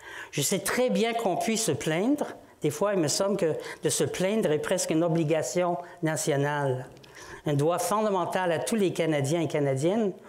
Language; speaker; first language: French; non-native, fluent; English